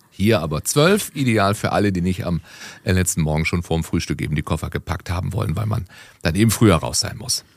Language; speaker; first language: German; native; German